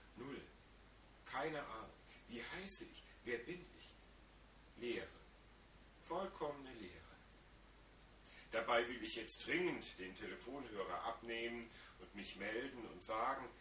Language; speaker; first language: German; native; German